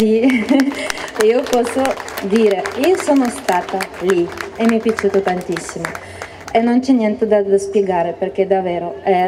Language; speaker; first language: Italian; non-native, learner; Russian